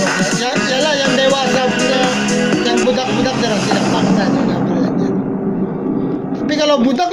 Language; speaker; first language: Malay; non-native, learner; Filipino